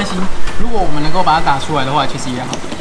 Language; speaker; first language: Chinese; native; Chinese